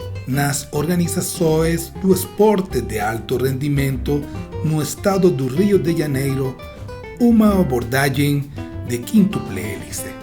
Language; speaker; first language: Portuguese; non-native, fluent; Spanish